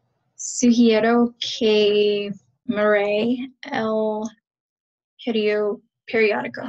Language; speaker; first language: Spanish; non-native, learner; English